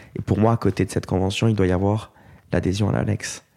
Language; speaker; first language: French; native; French